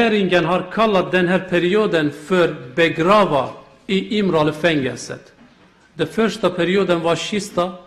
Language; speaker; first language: Swedish; non-native, learner; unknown